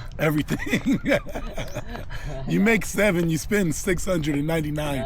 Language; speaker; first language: English; native; English